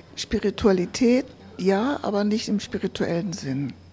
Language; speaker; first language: German; native; German